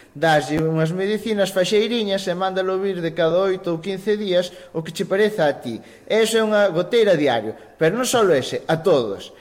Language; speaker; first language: Galician; native; Galician